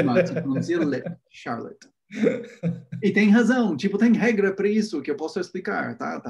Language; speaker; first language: Portuguese; non-native, fluent; English